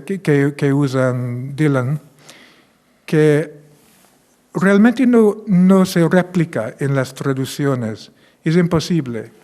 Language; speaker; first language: Spanish; non-native, fluent; English